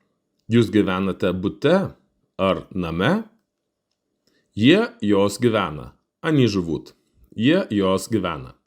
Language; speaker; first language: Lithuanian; non-native, fluent; Russian